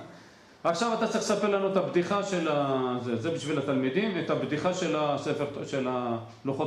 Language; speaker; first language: Hebrew; native; Hebrew